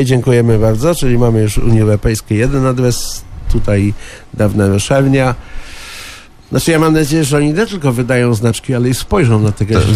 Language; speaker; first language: Polish; native; Polish